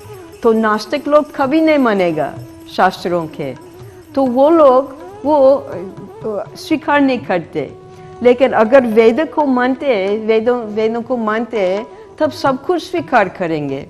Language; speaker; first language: Hindi; non-native, fluent; English